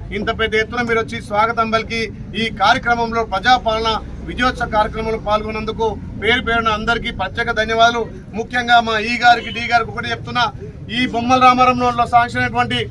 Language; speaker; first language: Telugu; native; Telugu